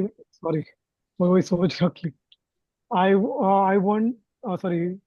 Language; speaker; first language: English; non-native, learner; Hindi